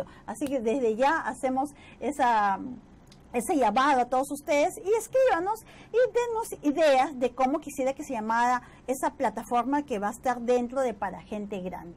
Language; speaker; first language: Spanish; native; Spanish